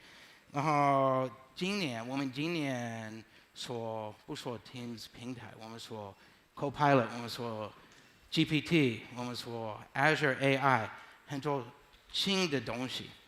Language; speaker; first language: Chinese; non-native, learner; English